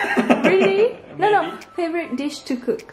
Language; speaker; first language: English; non-native, learner; Japanese